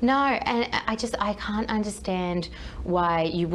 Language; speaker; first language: English; native; English